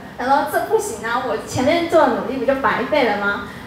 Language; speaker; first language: Chinese; native; Chinese